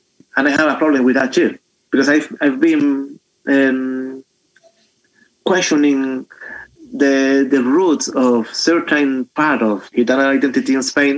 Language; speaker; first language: English; non-native, fluent; Spanish